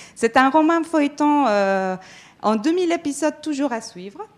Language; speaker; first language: French; non-native, fluent; Spanish